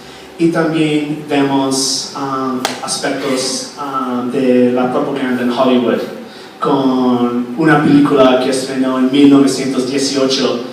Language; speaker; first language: Spanish; non-native, fluent; English